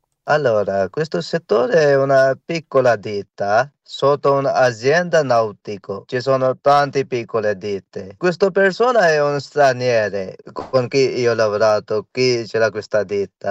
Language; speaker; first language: Italian; non-native, learner; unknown